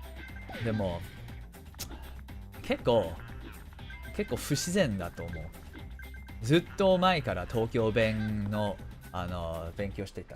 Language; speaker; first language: Japanese; non-native, learner; English